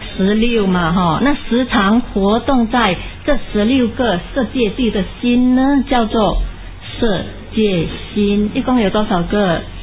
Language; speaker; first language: Chinese; native; Chinese